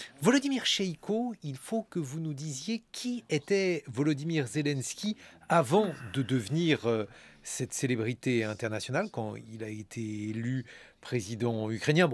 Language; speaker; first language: French; native; French